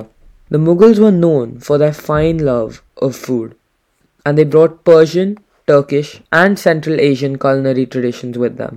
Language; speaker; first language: English; non-native, local second language; Hindi